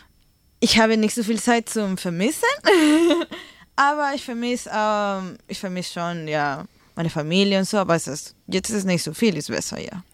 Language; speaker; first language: German; non-native, learner; Spanish